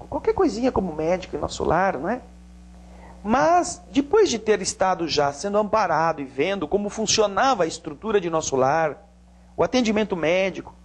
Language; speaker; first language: Portuguese; native; Portuguese